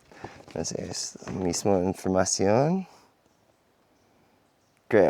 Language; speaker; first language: Spanish; non-native, learner; English